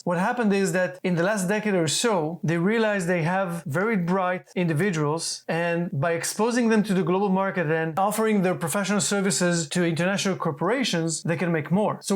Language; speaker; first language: English; non-native, fluent; Hebrew